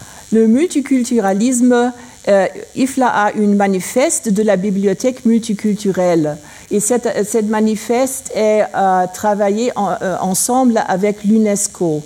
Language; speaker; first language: French; non-native, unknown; German